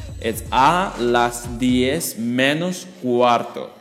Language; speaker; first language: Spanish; non-native, fluent; Chinese